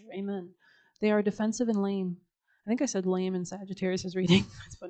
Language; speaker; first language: English; native; English